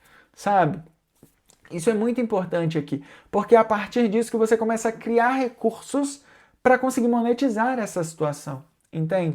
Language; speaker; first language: Portuguese; native; Portuguese